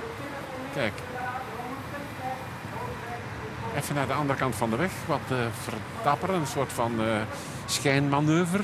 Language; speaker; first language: Dutch; native; Dutch